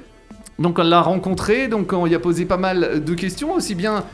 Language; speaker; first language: French; native; French